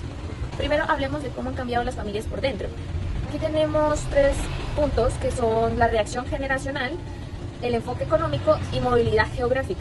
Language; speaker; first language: Spanish; native; Spanish